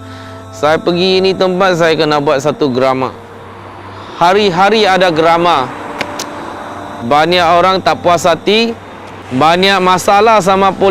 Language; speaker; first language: Indonesian; non-native, local second language; Chinese